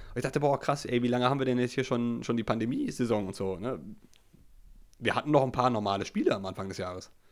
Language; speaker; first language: German; early bilingual, other home language; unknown